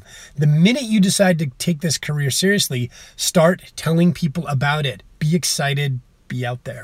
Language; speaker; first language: English; native; English